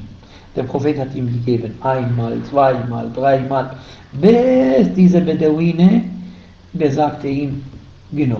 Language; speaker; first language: German; non-native, fluent; Arabic